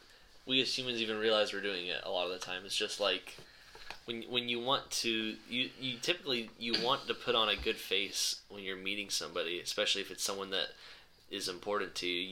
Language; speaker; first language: English; native; English